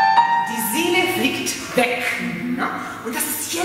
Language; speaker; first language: German; non-native, fluent; Russian